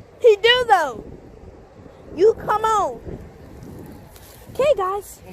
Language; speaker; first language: English; native; English